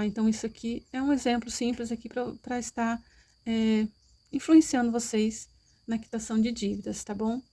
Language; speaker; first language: Portuguese; native; Portuguese